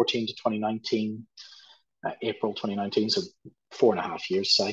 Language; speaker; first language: English; native; English